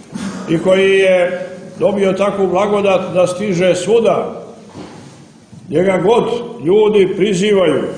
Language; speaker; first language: Croatian; native; Croatian